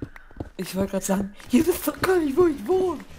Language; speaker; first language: German; native; German